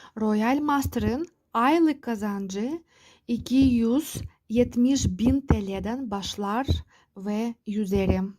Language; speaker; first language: Turkish; non-native, fluent; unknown